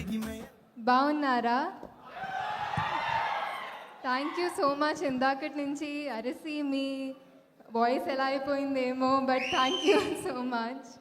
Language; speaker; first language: Telugu; non-native, local second language; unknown